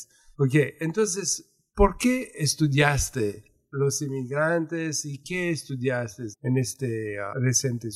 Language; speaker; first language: Spanish; non-native, fluent; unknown